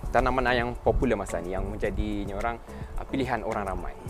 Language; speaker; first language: Malay; native; Malay